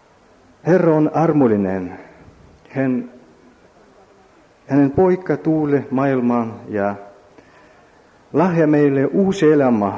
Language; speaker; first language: Finnish; non-native, learner; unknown